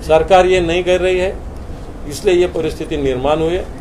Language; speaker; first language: Hindi; non-native, local second language; Marathi